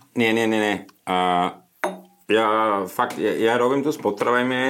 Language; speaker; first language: Slovak; non-native, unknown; German